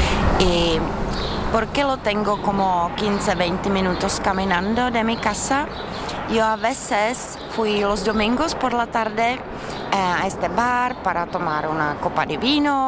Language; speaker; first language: Spanish; non-native, learner; Czech